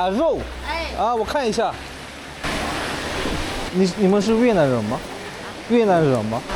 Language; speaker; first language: Chinese; non-native, learner; Korean